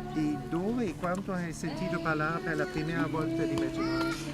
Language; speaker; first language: Italian; non-native, learner; German